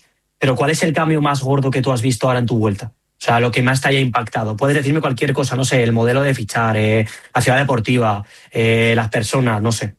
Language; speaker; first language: Spanish; native; Spanish